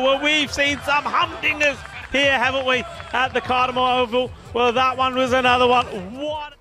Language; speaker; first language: English; native; English